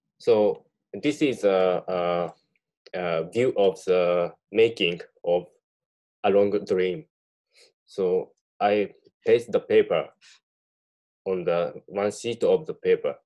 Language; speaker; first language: English; non-native, learner; Japanese